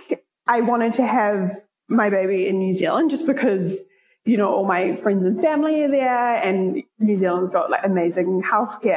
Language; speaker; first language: English; native; English